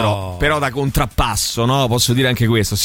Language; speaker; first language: Italian; native; Italian